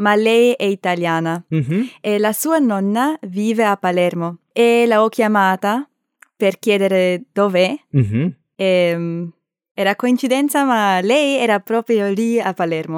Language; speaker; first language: Italian; non-native, learner; German